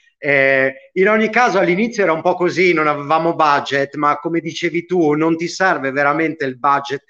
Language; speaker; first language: Italian; native; Italian